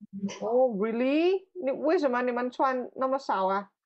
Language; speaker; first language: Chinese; non-native, fluent; Indonesian